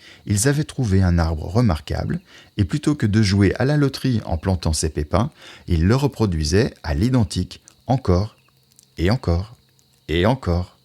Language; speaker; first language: French; native; French